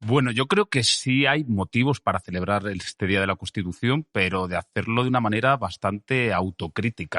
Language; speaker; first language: Spanish; native; Spanish